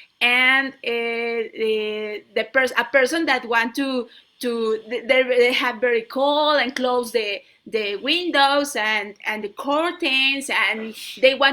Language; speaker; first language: English; non-native, learner; Spanish